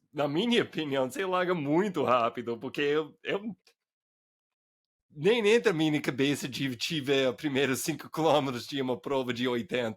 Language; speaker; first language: Portuguese; non-native, fluent; English